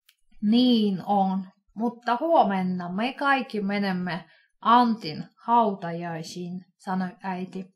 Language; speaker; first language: Finnish; non-native, fluent; Russian